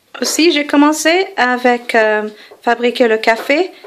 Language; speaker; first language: French; non-native, fluent; English